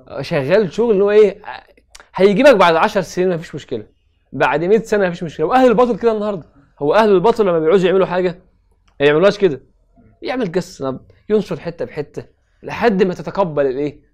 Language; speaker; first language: Arabic; native; Arabic